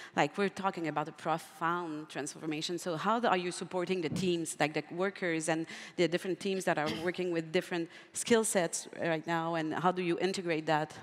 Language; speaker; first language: English; non-native, fluent; French